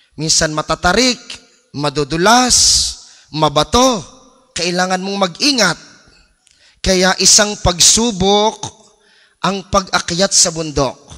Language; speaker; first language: Filipino; native; Filipino